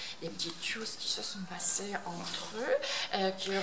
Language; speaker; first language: French; native; French